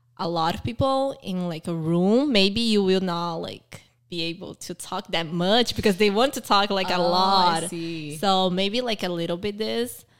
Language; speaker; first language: English; early bilingual, other home language; Portuguese